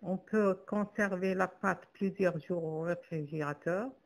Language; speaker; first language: French; non-native, local second language; Arabic